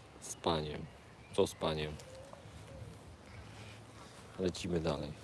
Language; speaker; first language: Polish; native; Polish